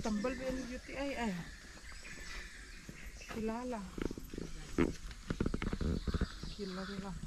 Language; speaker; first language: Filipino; non-native, local second language; Cebuano